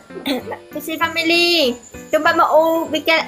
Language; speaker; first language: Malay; non-native, learner; Vietnamese